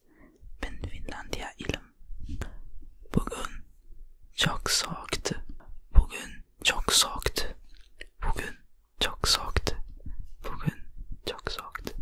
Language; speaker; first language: Turkish; non-native, learner; Finnish